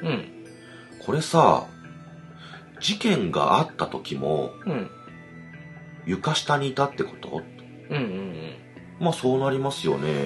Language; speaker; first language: Japanese; native; Japanese